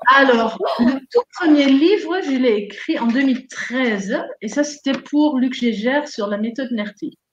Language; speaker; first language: French; non-native, fluent; Dutch